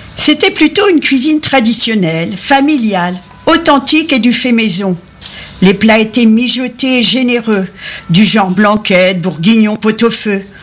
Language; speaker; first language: French; native; French